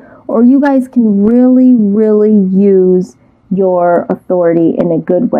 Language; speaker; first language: English; native; English